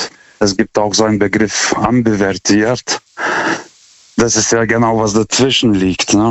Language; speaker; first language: German; non-native, fluent; Lithuanian